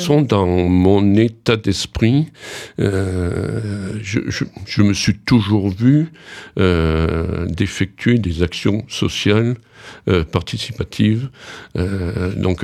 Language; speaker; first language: French; native; French